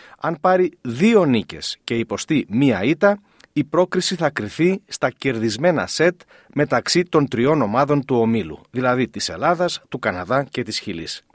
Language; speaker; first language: Greek; native; Greek